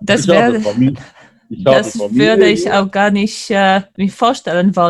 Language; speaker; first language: German; non-native, fluent; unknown